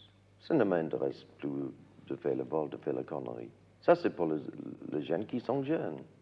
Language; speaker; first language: French; non-native, learner; English